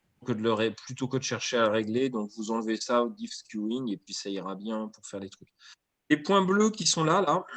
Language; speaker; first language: French; native; French